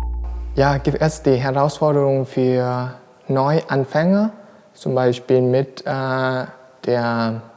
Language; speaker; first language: German; non-native, learner; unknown